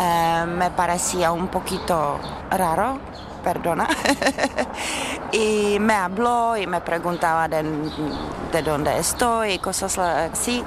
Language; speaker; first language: Spanish; non-native, fluent; Czech